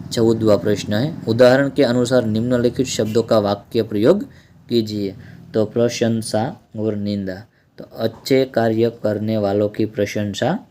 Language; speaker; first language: Hindi; non-native, local second language; Gujarati